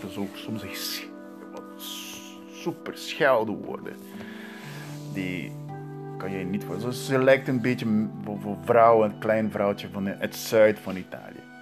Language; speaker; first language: Dutch; non-native, learner; Portuguese